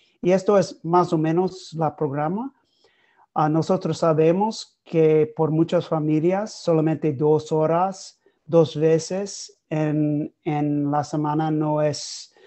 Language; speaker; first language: Spanish; non-native, learner; English